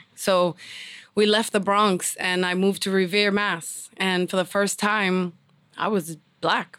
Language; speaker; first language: English; early bilingual, other home language; Spanish